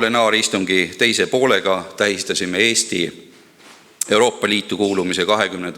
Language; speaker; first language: Estonian; native; Estonian